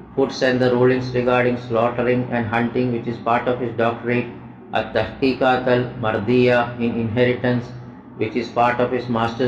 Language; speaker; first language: English; non-native, local second language; Malayalam